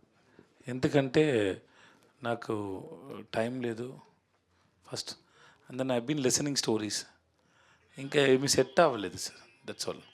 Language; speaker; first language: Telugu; non-native, learner; Tamil